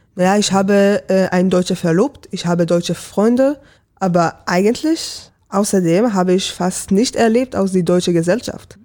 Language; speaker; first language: German; non-native, fluent; Hebrew